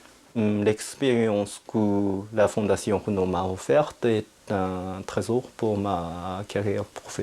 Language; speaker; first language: French; non-native, fluent; Japanese